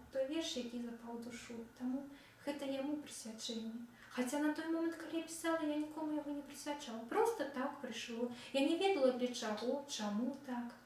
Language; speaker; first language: Belarusian; non-native, local second language; Russian